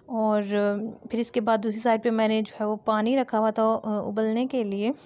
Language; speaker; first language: Hindi; native; Hindi